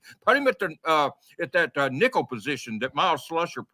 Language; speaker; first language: English; native; English